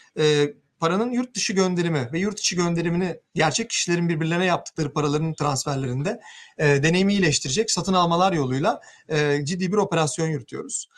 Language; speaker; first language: Turkish; native; Turkish